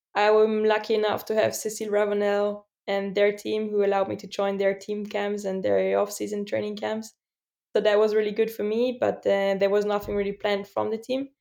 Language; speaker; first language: English; non-native, fluent; German